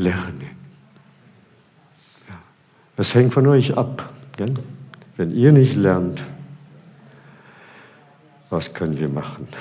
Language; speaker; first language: German; non-native, fluent; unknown